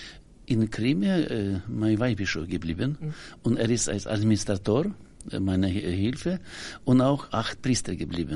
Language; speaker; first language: German; non-native, learner; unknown